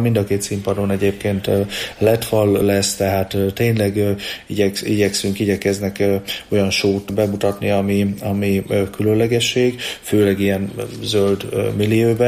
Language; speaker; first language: Hungarian; native; Hungarian